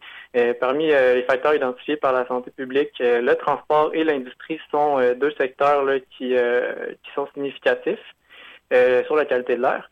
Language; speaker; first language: French; native; French